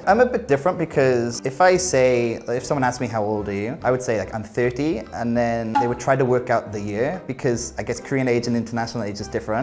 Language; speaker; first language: English; native; English